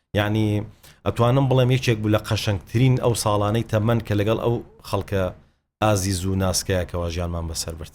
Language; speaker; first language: Central Kurdish; native; Central Kurdish